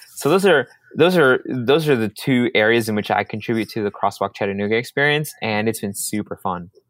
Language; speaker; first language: English; early bilingual, other home language; Spanish